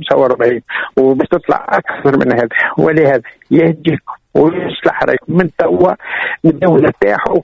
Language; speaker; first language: Arabic; native; Arabic